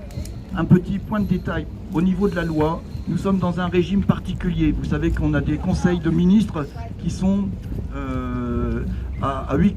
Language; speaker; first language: French; native; French